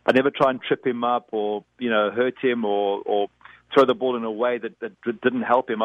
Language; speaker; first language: English; native; English